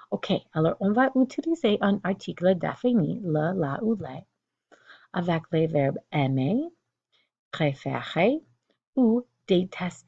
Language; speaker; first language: French; non-native, fluent; English